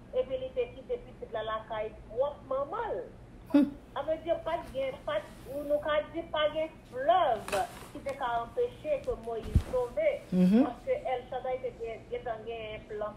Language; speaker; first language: French; non-native, local second language; Haitian Creole